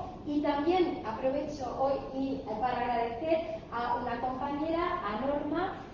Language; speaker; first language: Spanish; native; Spanish